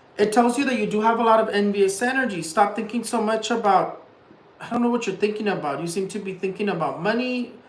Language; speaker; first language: English; early bilingual, other home language; Spanish